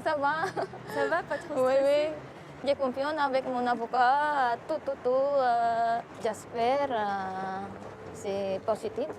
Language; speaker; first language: French; non-native, learner; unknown